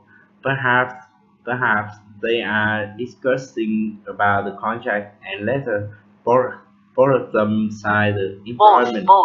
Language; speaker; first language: English; non-native, learner; Vietnamese